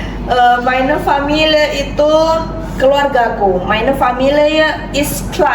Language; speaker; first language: German; non-native, fluent; Indonesian